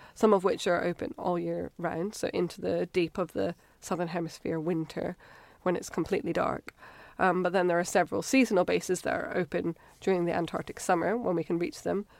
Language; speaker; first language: English; native; English